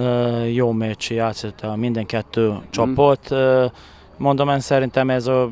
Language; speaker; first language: Hungarian; non-native, learner; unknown